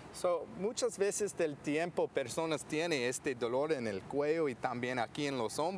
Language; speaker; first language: Spanish; non-native, fluent; English